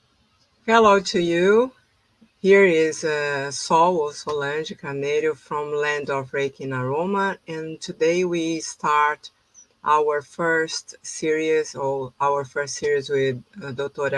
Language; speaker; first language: English; non-native, fluent; Portuguese